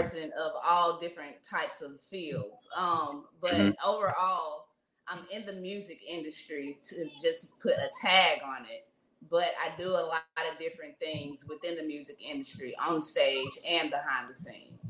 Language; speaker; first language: English; native; English